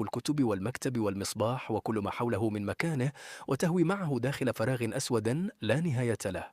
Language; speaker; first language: Arabic; native; Arabic